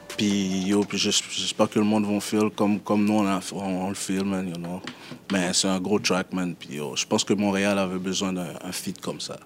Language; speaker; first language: French; early bilingual, other home language; Haitian Creole